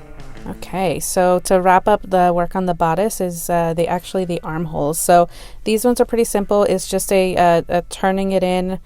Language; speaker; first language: English; native; English